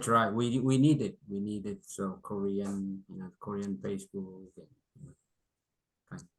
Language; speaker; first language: English; non-native, local second language; Korean